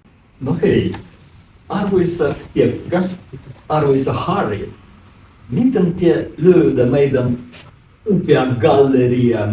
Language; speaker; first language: Finnish; non-native, learner; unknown